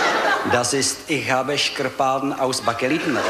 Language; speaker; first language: German; non-native, fluent; Czech